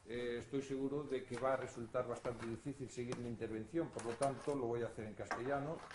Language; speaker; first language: Spanish; non-native, local second language; Galician